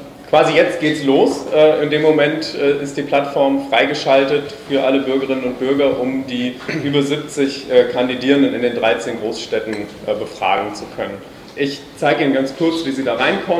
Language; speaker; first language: German; native; German